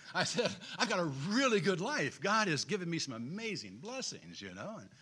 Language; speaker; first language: English; native; English